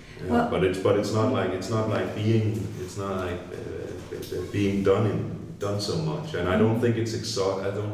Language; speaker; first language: English; non-native, fluent; Danish